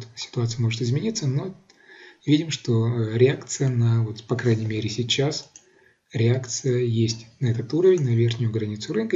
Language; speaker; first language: Russian; native; Russian